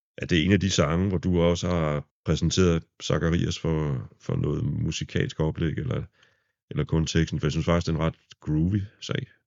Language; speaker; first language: Danish; native; Danish